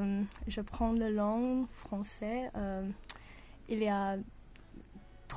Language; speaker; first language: French; non-native, learner; English